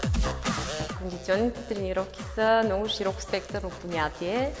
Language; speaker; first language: Bulgarian; native; Bulgarian